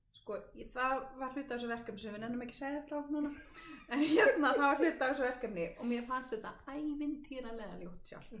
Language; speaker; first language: Icelandic; early bilingual, heritage; Icelandic